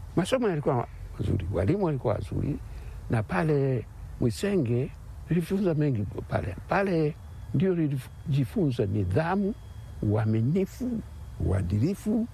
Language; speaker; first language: Swahili; non-native, local second language; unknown